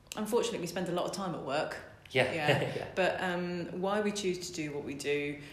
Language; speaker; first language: English; native; English